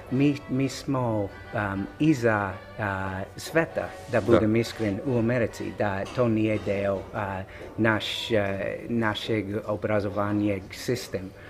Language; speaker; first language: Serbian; non-native, learner; English